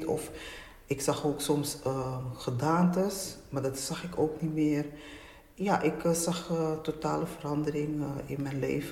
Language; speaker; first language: Dutch; native; Dutch